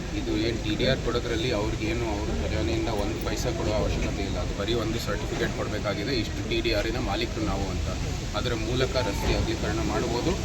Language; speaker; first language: Kannada; native; Kannada